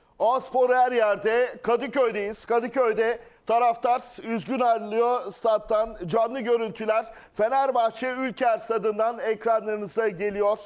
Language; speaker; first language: Turkish; native; Turkish